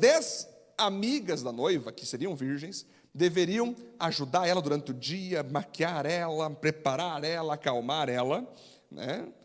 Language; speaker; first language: Portuguese; native; Portuguese